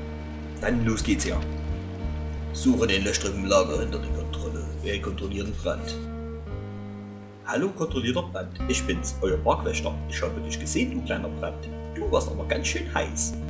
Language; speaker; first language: German; native; German